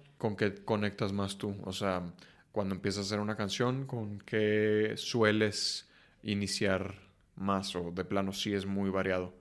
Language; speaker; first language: Spanish; native; Spanish